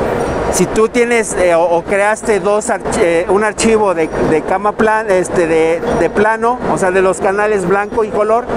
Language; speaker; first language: Spanish; native; Spanish